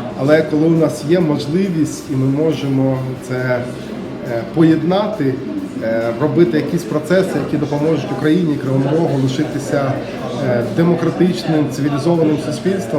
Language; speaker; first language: Ukrainian; native; Ukrainian